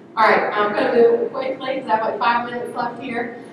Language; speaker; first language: English; native; English